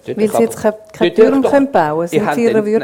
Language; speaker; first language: German; native; German